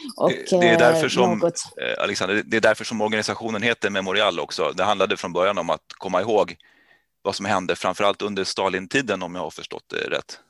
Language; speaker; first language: Swedish; native; Swedish